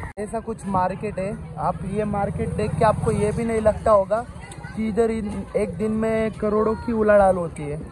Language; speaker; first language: Hindi; non-native, local second language; Marathi